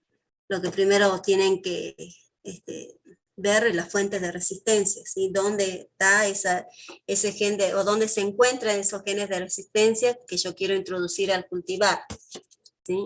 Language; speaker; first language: Spanish; native; Spanish